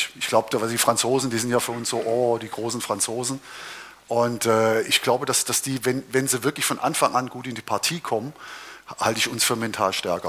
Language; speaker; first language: German; native; German